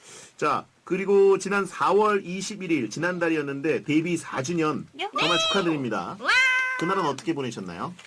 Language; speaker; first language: Korean; native; Korean